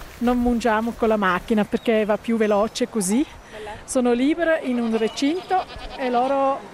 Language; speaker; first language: Italian; non-native, local second language; German